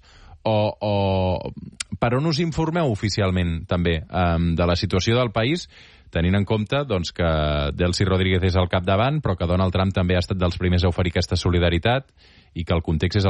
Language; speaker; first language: Catalan; native; Catalan